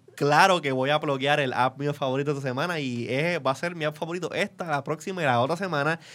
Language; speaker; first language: Spanish; native; Spanish